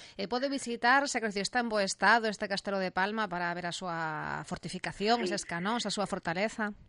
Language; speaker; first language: Galician; native; Galician